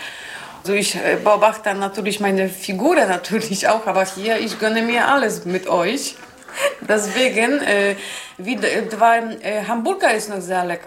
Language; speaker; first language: German; non-native, learner; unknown